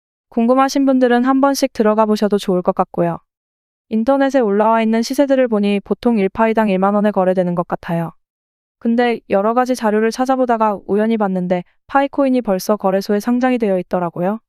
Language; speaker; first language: Korean; native; Korean